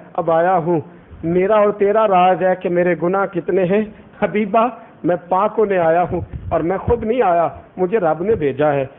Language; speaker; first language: Urdu; non-native, local second language; Punjabi